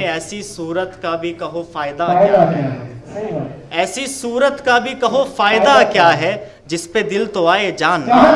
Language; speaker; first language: Hindi; native; Hindi